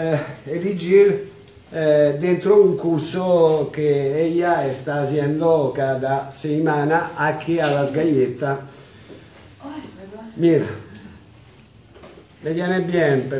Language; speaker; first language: Spanish; non-native, learner; Italian